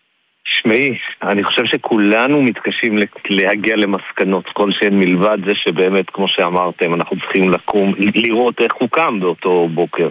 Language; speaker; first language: Hebrew; native; Hebrew